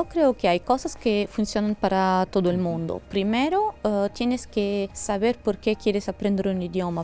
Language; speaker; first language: Spanish; non-native, fluent; Italian